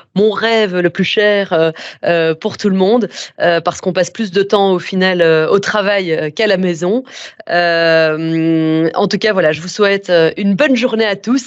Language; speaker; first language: French; native; French